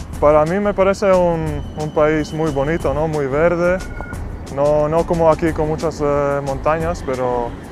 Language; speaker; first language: Spanish; non-native, fluent; Latvian